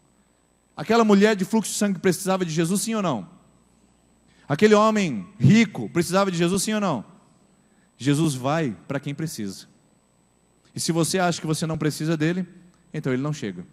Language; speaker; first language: Portuguese; native; Portuguese